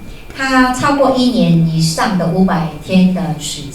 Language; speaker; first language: Chinese; native; Chinese